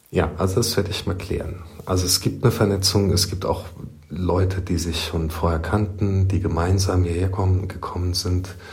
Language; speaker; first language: German; native; German